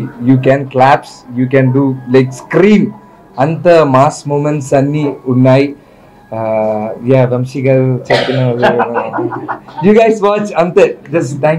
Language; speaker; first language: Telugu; non-native, learner; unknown